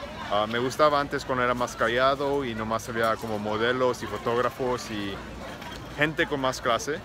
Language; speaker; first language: Spanish; early bilingual, heritage; Spanish